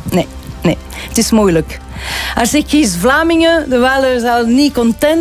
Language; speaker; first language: Dutch; non-native, local second language; French